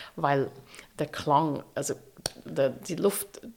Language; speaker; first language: German; non-native, fluent; English